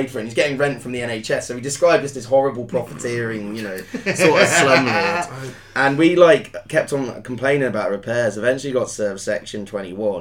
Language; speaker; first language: English; native; English